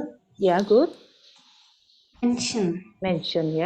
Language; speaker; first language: German; non-native, fluent; Indonesian